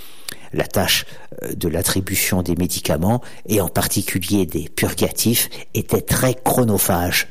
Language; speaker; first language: French; native; French